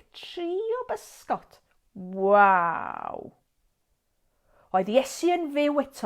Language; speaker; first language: Welsh; native; Welsh